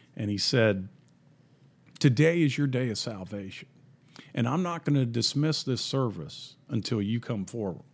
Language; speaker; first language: English; native; English